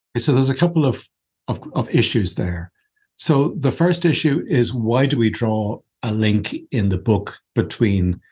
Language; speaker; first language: English; native; English